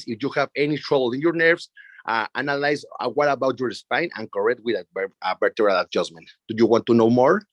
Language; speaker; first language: English; non-native, learner; Spanish